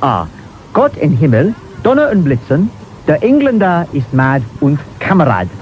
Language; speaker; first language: German; non-native, learner; English